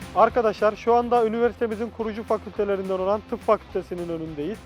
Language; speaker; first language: Turkish; native; Turkish